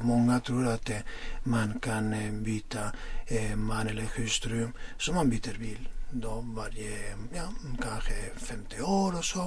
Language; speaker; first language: Swedish; non-native, fluent; Spanish